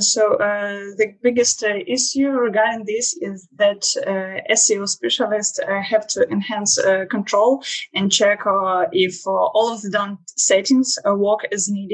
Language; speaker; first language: English; non-native, learner; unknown